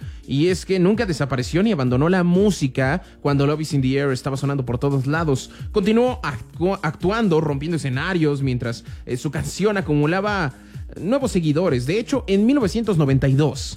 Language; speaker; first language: Spanish; native; Spanish